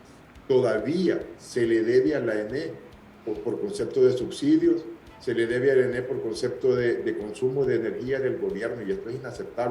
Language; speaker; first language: Spanish; native; Spanish